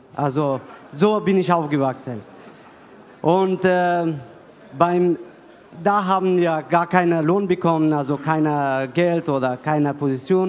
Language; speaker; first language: German; non-native, learner; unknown